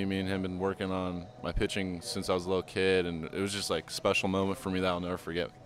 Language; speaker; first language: English; native; English